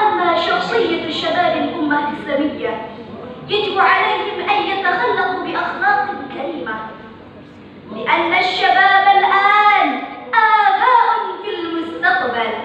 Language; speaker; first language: Arabic; non-native, fluent; Indonesian